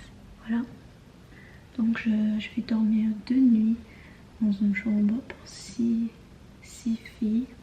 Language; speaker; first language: French; non-native, learner; English